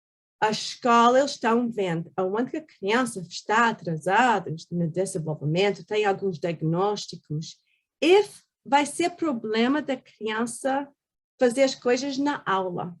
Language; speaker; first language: Portuguese; early bilingual, heritage; Portuguese